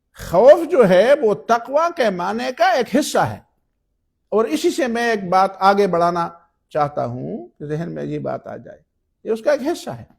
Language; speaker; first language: Urdu; non-native, local second language; Pashto